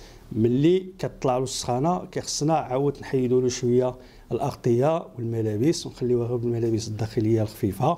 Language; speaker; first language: Arabic; native; Arabic